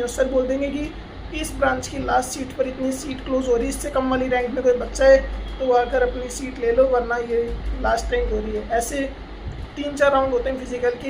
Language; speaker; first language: Hindi; native; Hindi